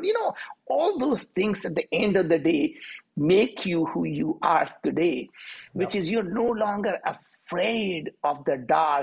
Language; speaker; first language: English; non-native, local second language; Hindi